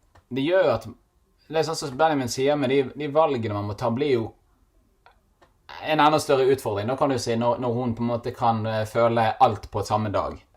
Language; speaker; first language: Norwegian; native; Norwegian